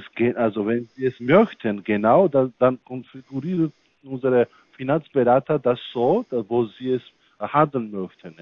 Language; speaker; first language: German; non-native, fluent; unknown